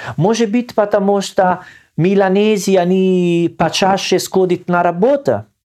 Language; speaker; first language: Russian; non-native, learner; Italian